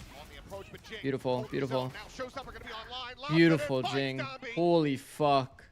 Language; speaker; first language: English; native; English